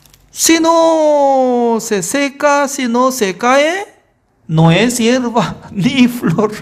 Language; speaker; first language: Spanish; non-native, fluent; Korean